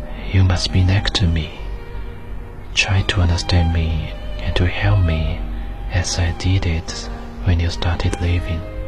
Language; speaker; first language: English; non-native, fluent; Chinese